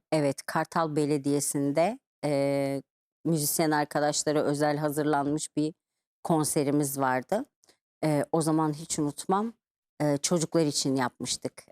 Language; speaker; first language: Turkish; native; Turkish